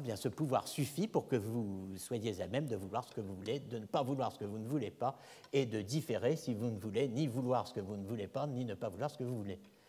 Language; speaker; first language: French; native; French